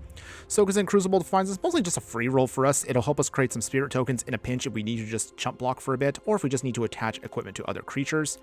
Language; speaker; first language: English; native; English